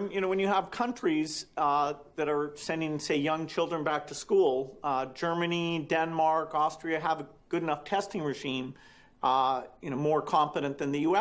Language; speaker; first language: English; native; English